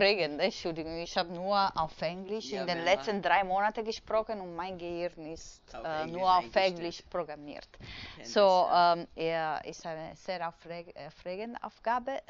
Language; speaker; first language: German; non-native, fluent; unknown